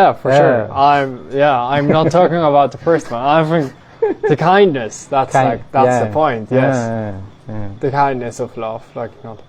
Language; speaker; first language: English; non-native, fluent; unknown